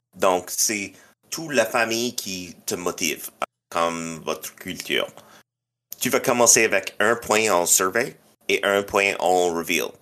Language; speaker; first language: French; non-native, local second language; English